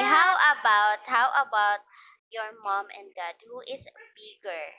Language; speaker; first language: English; non-native, fluent; Filipino